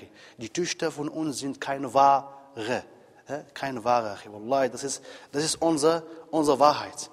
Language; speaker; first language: German; non-native, fluent; Arabic